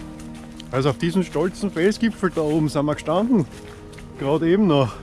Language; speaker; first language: German; native; German